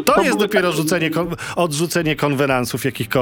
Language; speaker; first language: Polish; native; Polish